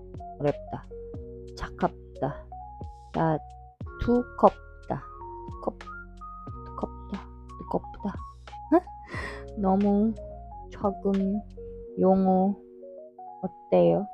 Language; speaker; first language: Korean; non-native, learner; Filipino